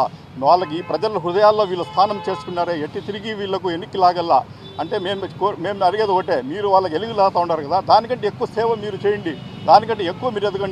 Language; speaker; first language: Telugu; native; Telugu